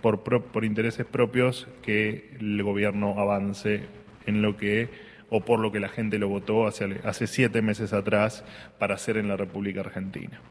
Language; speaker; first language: Spanish; native; Spanish